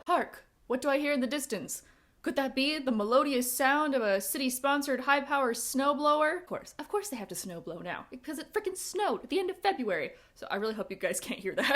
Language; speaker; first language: English; native; English